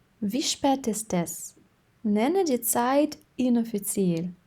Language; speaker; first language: German; non-native, fluent; Ukrainian